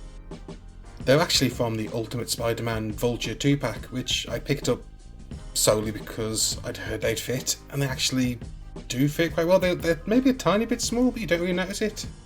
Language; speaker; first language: English; native; English